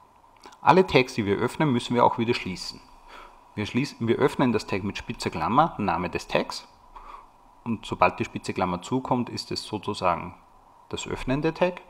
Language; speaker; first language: German; native; German